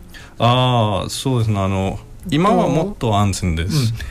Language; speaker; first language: Japanese; non-native, learner; Spanish